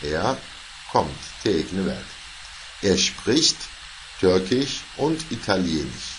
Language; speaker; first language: German; non-native, fluent; Turkish